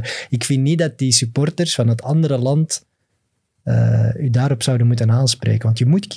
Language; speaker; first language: Dutch; native; Dutch